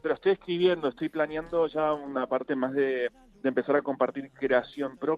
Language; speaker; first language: Spanish; native; Spanish